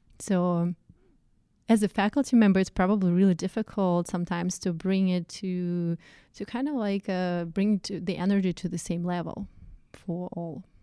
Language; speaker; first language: English; non-native, fluent; Russian